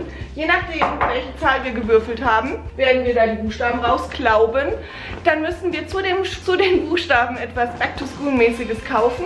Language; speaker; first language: German; native; German